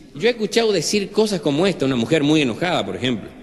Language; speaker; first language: Spanish; native; Spanish